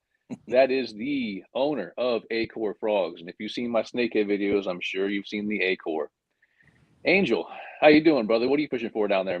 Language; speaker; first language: English; native; English